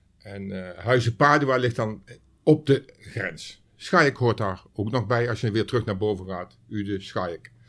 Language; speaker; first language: Dutch; native; Dutch